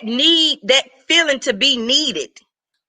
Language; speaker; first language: English; native; English